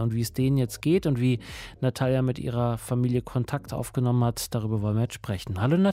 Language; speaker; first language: German; native; German